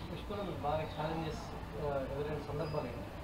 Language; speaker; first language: Telugu; native; Telugu